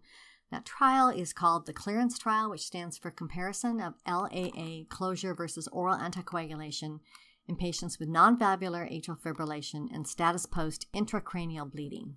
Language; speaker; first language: English; native; English